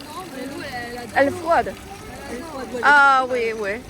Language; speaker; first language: French; non-native, learner; Chinese